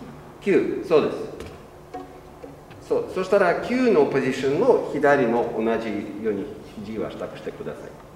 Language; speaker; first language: Japanese; non-native, learner; Russian